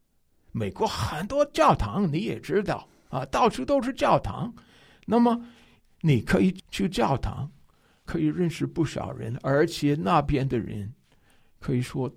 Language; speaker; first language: Chinese; non-native, fluent; English